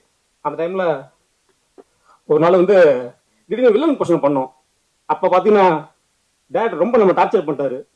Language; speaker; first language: Tamil; native; Tamil